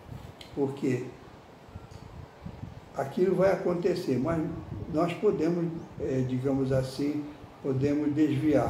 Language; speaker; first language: Portuguese; native; Portuguese